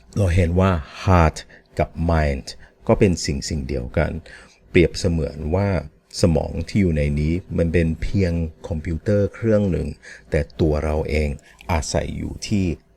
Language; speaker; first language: Thai; non-native, fluent; English